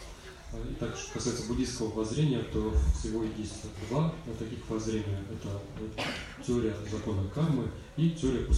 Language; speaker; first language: Russian; native; Russian